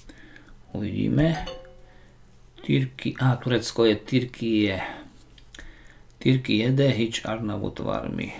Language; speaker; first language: Turkish; non-native, learner; Slovak